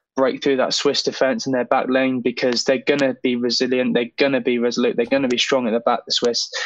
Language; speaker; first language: English; native; English